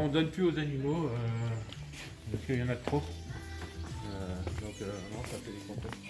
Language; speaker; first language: French; native; French